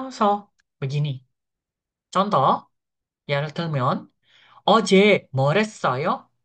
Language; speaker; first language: Korean; non-native, fluent; Indonesian